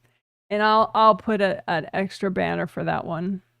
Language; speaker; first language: English; native; English